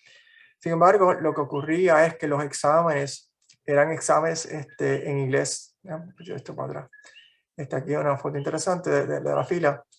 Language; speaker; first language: Spanish; native; Spanish